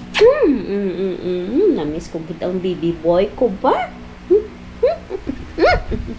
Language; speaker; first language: Filipino; non-native, local second language; Hiligaynon